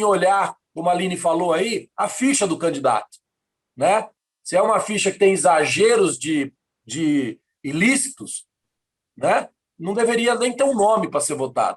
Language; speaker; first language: Portuguese; native; Portuguese